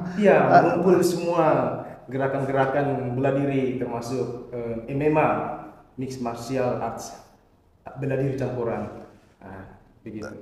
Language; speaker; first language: Indonesian; non-native, local second language; Batak Toba